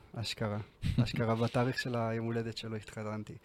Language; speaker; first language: Hebrew; early bilingual, other home language; Georgian